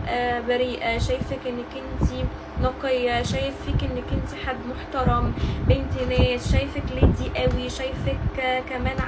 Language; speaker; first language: Arabic; native; Arabic